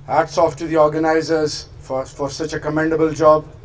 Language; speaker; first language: English; non-native, local second language; Urdu